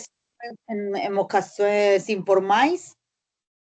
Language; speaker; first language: Portuguese; non-native, learner; Spanish